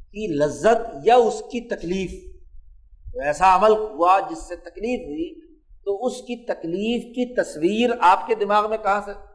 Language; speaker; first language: Urdu; non-native, local second language; Punjabi